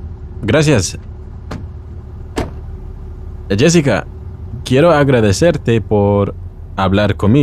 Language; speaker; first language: Spanish; non-native, fluent; English